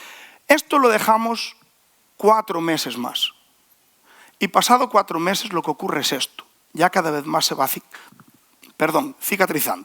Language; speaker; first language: Spanish; native; Spanish